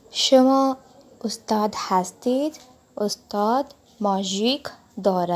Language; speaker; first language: Persian; non-native, fluent; Urdu